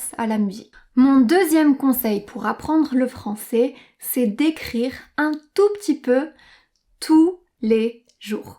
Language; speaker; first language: French; native; French